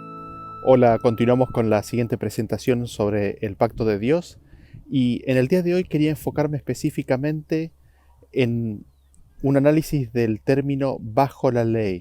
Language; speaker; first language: Spanish; native; Spanish